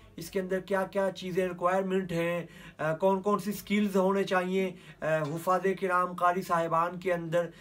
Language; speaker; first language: Urdu; non-native, local second language; Punjabi